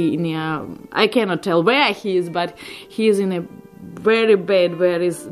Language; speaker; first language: English; non-native, learner; Ukrainian